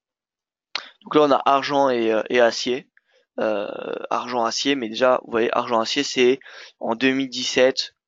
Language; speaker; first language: French; native; French